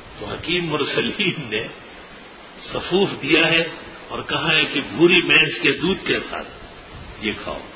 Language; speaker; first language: Urdu; non-native, local second language; Pashto